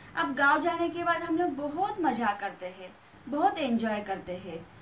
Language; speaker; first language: Hindi; non-native, local second language; Marathi